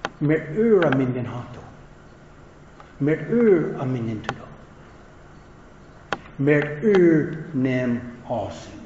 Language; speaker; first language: Hungarian; non-native, fluent; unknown